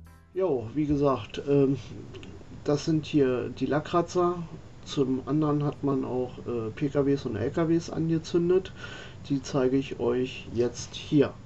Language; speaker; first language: German; native; German